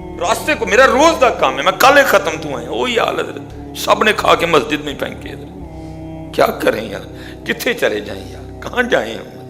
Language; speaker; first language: Urdu; non-native, local second language; Punjabi